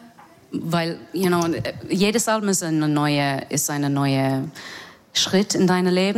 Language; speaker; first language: German; non-native, learner; English